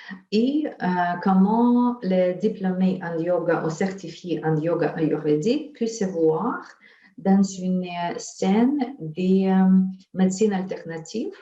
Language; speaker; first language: French; non-native, fluent; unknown